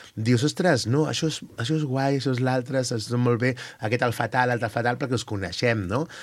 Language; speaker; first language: Catalan; native; Catalan